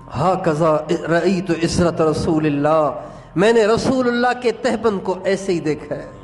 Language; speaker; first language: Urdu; non-native, local second language; Sindhi